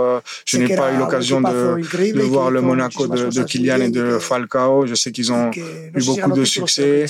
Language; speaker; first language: French; non-native, fluent; Spanish